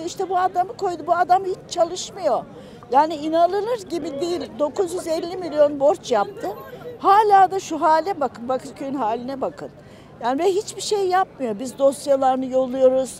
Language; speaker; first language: Turkish; native; Turkish